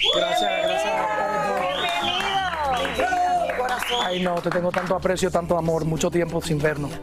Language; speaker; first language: Spanish; early bilingual, heritage; Spanish